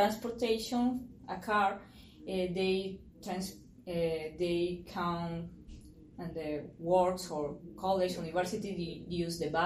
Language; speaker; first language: English; non-native, learner; Spanish